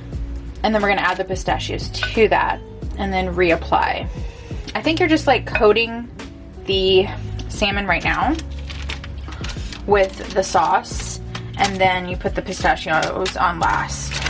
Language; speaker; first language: English; native; English